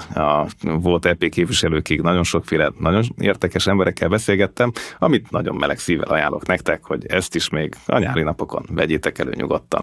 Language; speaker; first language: Hungarian; native; Hungarian